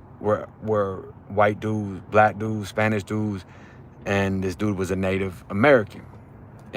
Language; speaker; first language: English; native; English